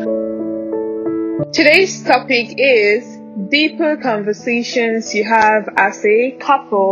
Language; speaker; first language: English; non-native, local second language; Igbo